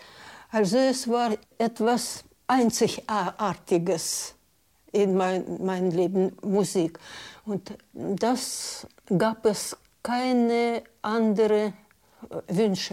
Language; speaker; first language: German; non-native, learner; Russian